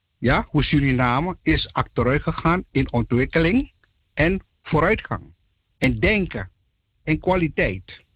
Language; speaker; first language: Dutch; native; Dutch